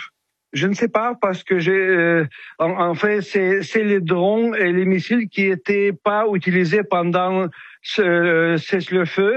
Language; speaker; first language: French; non-native, fluent; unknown